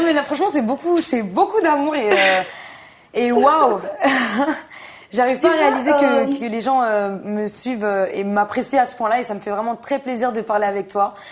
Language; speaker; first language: French; native; French